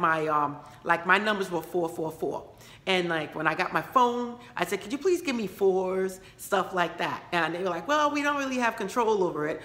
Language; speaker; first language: English; native; English